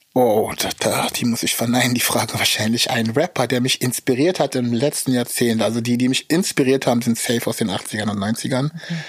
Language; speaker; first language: German; early bilingual, other home language; Russian